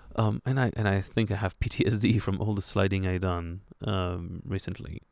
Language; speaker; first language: English; non-native, fluent; French